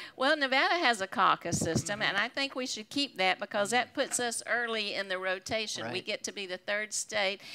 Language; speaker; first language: English; native; English